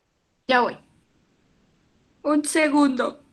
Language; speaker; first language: Spanish; native; Spanish